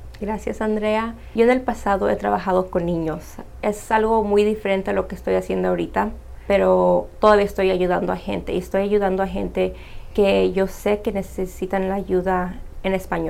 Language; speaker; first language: Spanish; early bilingual, heritage; Spanish